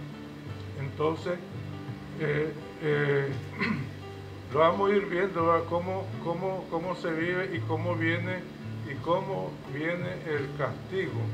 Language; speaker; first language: Spanish; native; Spanish